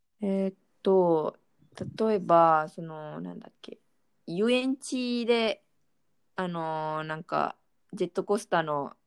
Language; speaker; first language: Japanese; non-native, fluent; Malay